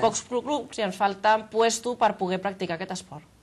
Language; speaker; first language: Catalan; native; Catalan